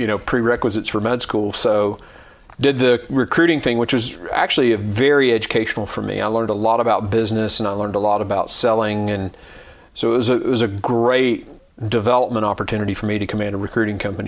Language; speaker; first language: English; native; English